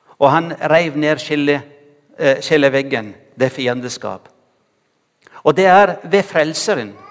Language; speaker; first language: Norwegian; non-native, fluent; Arabic